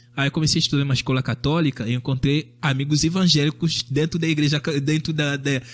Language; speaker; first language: Portuguese; non-native, fluent; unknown